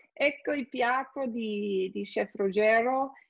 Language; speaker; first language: Italian; non-native, fluent; English